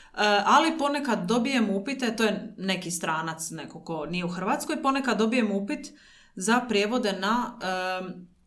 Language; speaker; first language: Croatian; native; Croatian